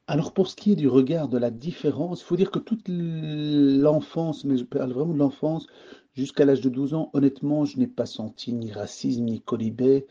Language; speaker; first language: French; early bilingual, other home language; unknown